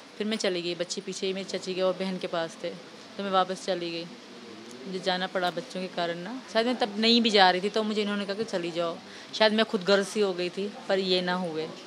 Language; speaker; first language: Urdu; non-native, local second language; Sindhi